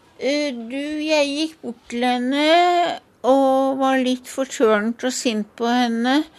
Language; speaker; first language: Norwegian; native; Norwegian